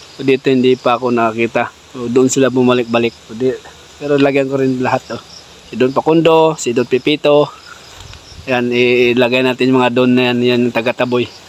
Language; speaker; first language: Filipino; non-native, local second language; Cebuano